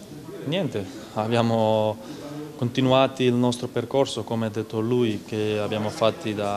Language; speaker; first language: Italian; non-native, fluent; Croatian